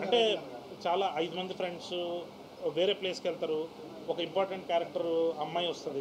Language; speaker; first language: Telugu; native; Telugu